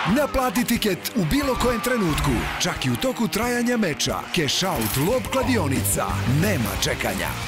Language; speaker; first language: Croatian; early bilingual, heritage; Serbian